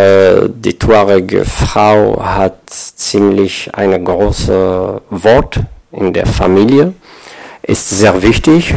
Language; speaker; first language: German; non-native, fluent; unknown